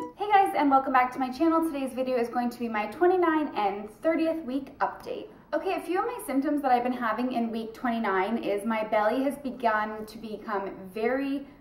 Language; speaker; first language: English; native; English